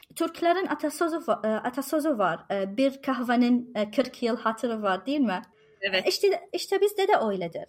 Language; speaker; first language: Turkish; non-native, fluent; Arabic